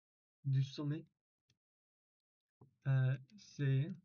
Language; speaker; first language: French; non-native, learner; English